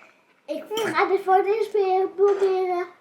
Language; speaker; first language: Dutch; early bilingual, other home language; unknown